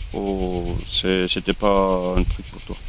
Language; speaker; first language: French; non-native, fluent; Swedish